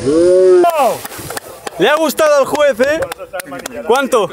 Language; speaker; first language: Spanish; native; Spanish